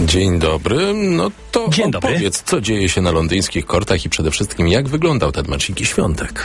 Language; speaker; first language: Polish; native; Polish